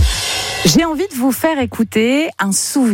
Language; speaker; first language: French; native; French